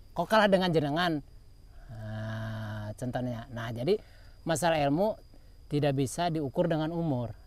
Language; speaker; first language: Indonesian; non-native, local second language; Javanese